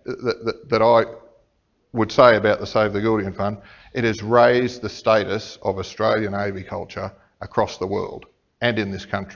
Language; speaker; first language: English; native; English